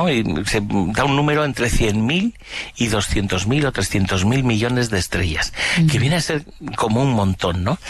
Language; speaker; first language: Spanish; native; Spanish